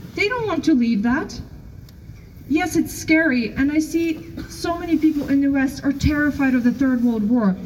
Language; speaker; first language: English; non-native, fluent; Ukrainian